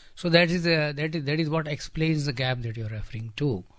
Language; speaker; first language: English; non-native, local second language; Hindi